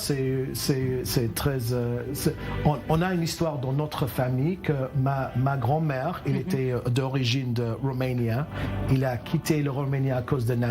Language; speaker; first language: French; non-native, learner; English